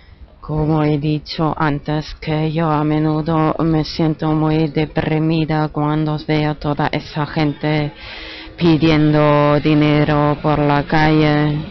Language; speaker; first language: Spanish; non-native, fluent; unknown